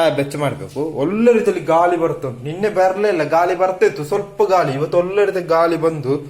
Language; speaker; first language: Kannada; non-native, local second language; Tulu